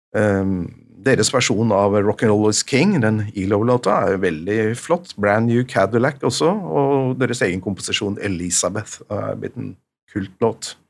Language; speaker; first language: Norwegian; native; Norwegian